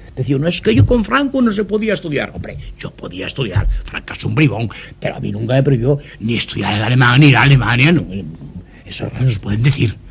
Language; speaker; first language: Spanish; non-native, local second language; Galician